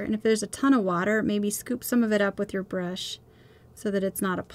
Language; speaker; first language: English; native; English